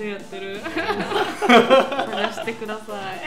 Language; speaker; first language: Japanese; native; Japanese